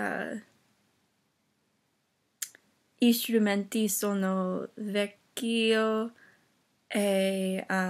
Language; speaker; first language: Italian; non-native, learner; English